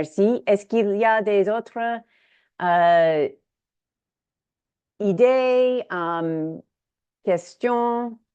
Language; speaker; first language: French; non-native, learner; English